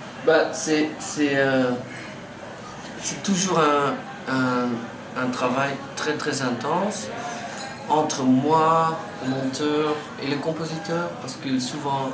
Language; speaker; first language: French; non-native, fluent; Dutch